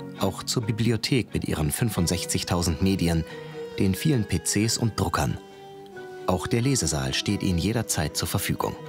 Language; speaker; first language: German; native; German